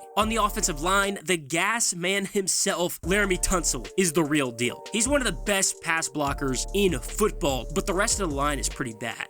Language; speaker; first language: English; native; English